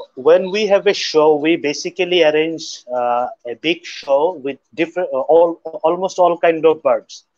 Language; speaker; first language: English; non-native, local second language; Bangla